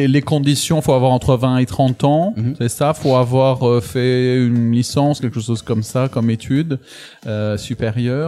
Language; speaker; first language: French; native; French